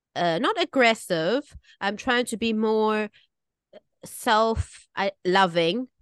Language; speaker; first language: English; native; English